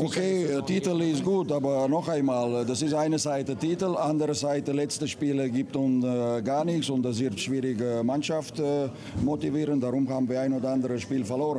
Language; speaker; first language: German; non-native, learner; Russian